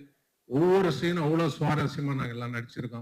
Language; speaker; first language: Tamil; non-native, local second language; Telugu